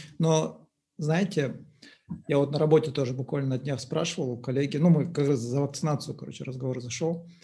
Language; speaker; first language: Russian; native; Russian